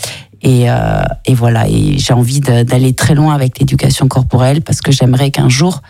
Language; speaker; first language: French; native; French